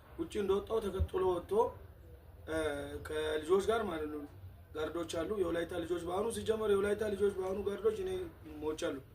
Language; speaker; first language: Amharic; non-native, local second language; Wolaytta